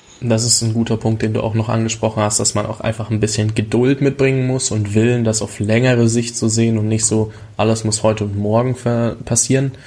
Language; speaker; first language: German; native; German